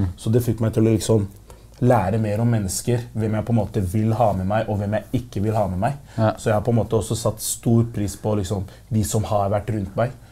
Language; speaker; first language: Norwegian; early bilingual, other home language; Arabic